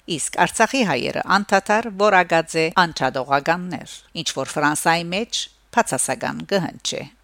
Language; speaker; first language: Armenian; early bilingual, heritage; Armenian